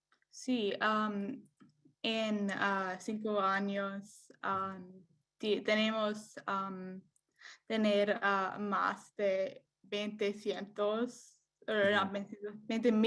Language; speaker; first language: Spanish; non-native, learner; English